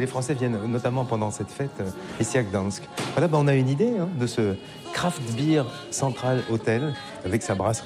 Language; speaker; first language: French; native; French